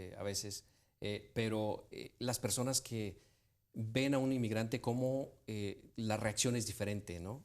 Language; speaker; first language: Spanish; native; Spanish